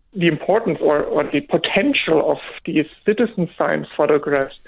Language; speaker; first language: English; non-native, fluent; German